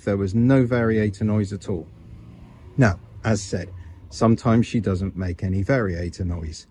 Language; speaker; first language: English; native; English